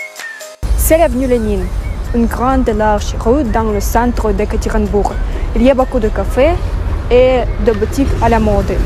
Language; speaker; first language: French; non-native, learner; Russian